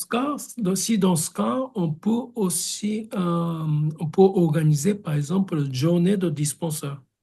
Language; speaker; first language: French; non-native, fluent; Japanese